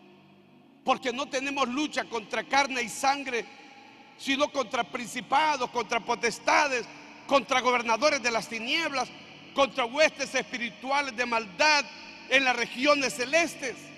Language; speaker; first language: Spanish; native; Spanish